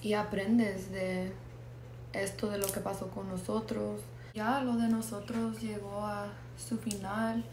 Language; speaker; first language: Spanish; early bilingual, heritage; Spanish